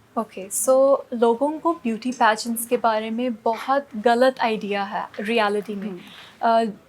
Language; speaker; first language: Hindi; non-native, local second language; Punjabi